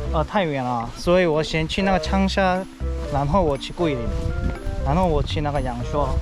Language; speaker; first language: Chinese; non-native, learner; Korean